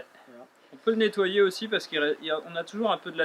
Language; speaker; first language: French; native; French